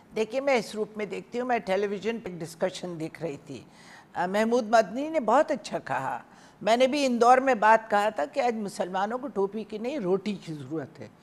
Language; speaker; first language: Hindi; native; Hindi